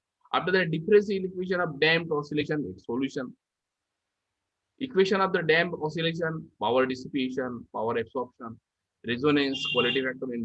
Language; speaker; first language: English; non-native, local second language; Marathi